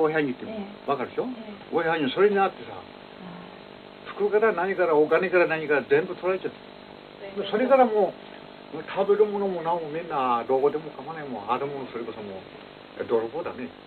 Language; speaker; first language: Japanese; native; Japanese